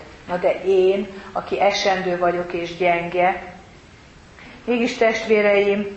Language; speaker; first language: Hungarian; native; Hungarian